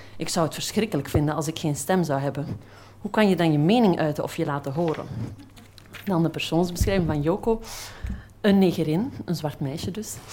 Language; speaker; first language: Dutch; native; Dutch